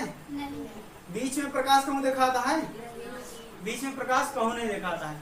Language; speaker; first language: Hindi; native; Hindi